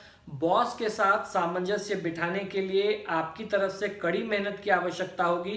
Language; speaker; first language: Hindi; native; Hindi